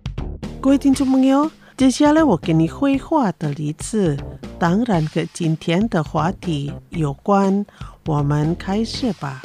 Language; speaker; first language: Chinese; non-native, fluent; Indonesian